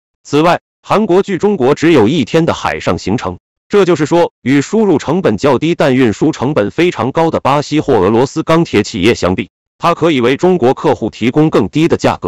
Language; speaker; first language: Chinese; native; Chinese